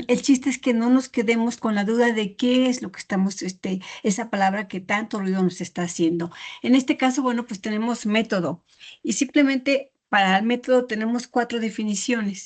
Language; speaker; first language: Spanish; native; Spanish